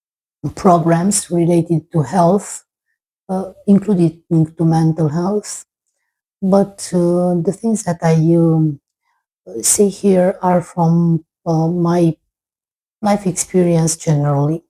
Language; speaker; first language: English; non-native, fluent; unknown